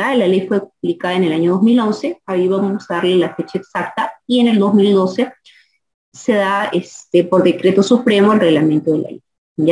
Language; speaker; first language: Spanish; native; Spanish